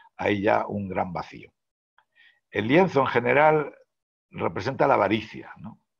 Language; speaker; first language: Spanish; native; Spanish